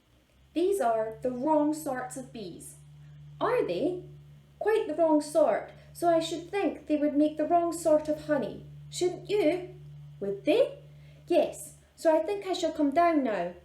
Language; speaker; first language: English; native; English